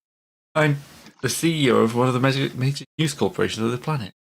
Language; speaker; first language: English; native; English